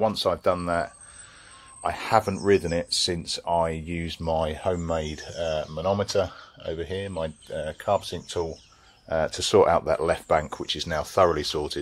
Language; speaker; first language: English; native; English